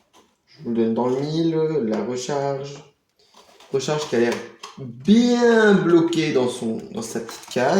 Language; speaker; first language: French; native; French